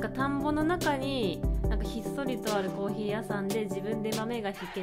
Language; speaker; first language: Japanese; native; Japanese